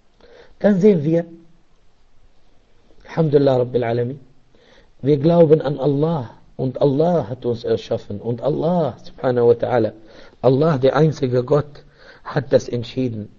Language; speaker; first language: German; non-native, fluent; Arabic